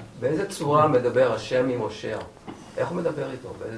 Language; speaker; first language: Hebrew; non-native, fluent; English